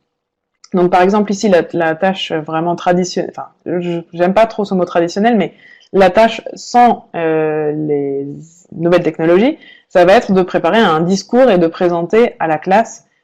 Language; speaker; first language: French; native; French